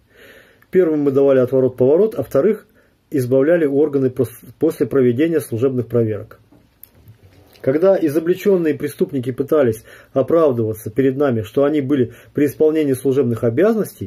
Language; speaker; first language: Russian; native; Russian